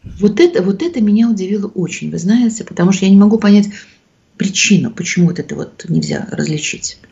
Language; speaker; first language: Russian; native; Russian